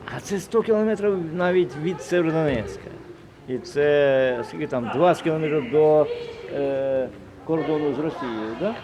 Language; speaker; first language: Ukrainian; non-native, local second language; Russian